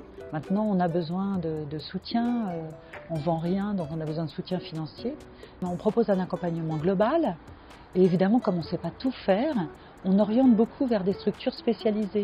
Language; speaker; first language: French; native; French